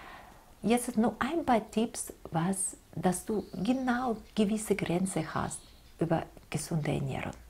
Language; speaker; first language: German; non-native, fluent; Russian